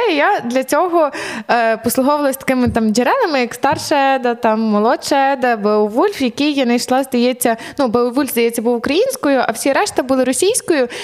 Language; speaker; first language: Ukrainian; native; Ukrainian